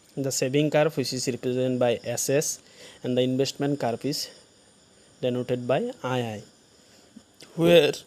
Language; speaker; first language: English; non-native, local second language; Assamese